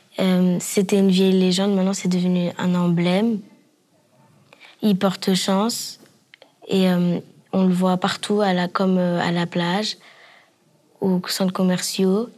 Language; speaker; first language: French; early bilingual, other home language; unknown